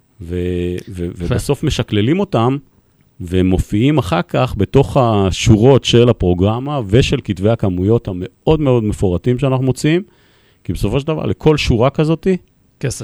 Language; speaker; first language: Hebrew; native; Hebrew